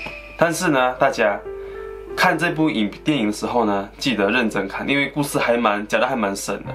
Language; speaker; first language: Chinese; non-native, fluent; Japanese